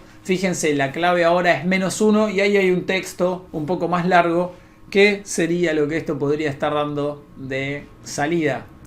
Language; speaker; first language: Spanish; native; Spanish